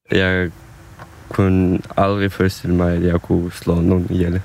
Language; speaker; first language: Danish; non-native, fluent; Ukrainian